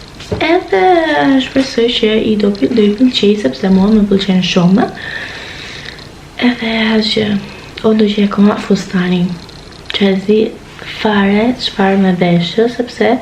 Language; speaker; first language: Albanian; early bilingual, heritage; Albanian